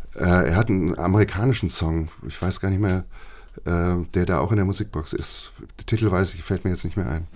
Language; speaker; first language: German; native; German